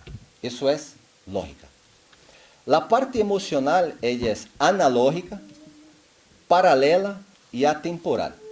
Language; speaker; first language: Spanish; non-native, fluent; Portuguese